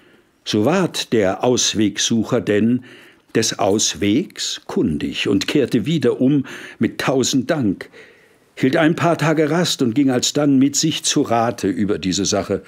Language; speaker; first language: German; native; German